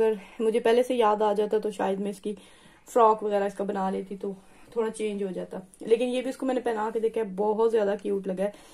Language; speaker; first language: Hindi; native; Hindi